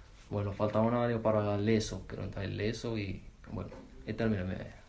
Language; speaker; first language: Spanish; non-native, learner; Arabic